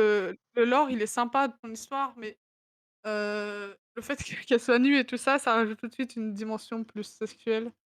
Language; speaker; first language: French; native; French